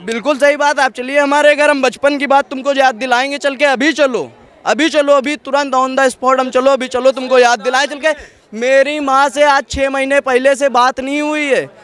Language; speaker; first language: Hindi; native; Hindi